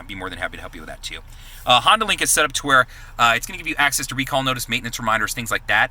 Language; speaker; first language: English; native; English